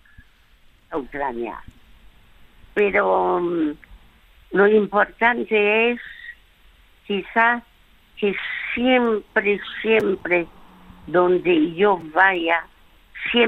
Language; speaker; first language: Spanish; early bilingual, other home language; French